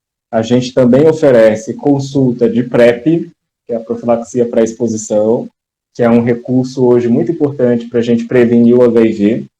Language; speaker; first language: Portuguese; native; Portuguese